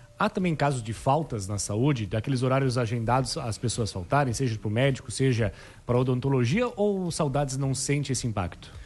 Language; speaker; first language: Portuguese; native; Portuguese